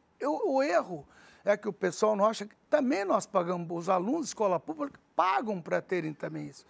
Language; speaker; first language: Portuguese; early bilingual, other home language; Arabic